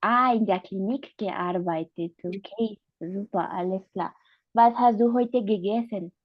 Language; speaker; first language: German; non-native, fluent; Spanish